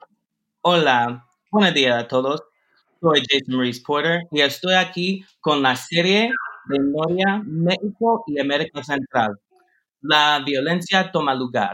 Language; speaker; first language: Spanish; non-native, fluent; English